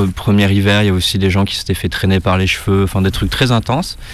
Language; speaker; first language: French; native; French